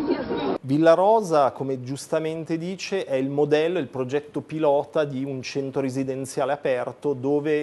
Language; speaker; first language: Italian; native; Italian